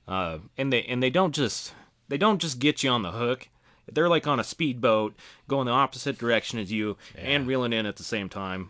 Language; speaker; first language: English; native; English